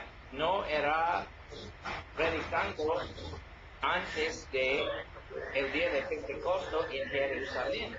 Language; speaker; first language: Spanish; non-native, learner; English